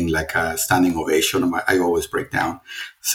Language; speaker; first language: English; non-native, fluent; Spanish